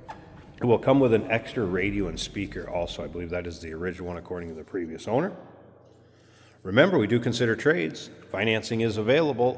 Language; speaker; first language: English; native; English